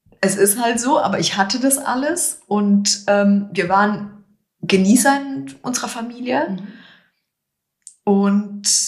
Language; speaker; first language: German; non-native, fluent; Polish